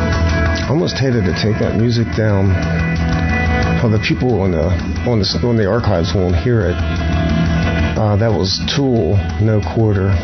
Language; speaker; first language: English; native; English